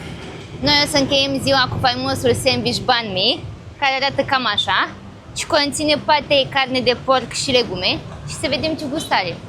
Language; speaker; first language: Romanian; native; Romanian